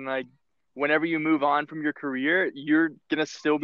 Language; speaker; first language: English; native; English